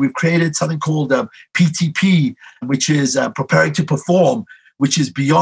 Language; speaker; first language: English; native; English